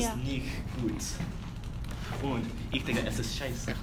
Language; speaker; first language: German; non-native, learner; English